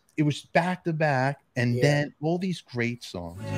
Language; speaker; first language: English; native; English